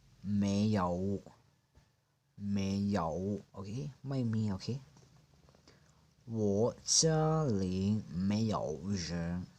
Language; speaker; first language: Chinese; non-native, fluent; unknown